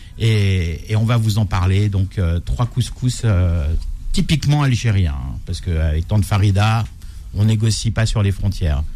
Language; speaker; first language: French; native; French